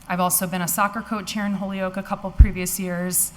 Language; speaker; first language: English; native; English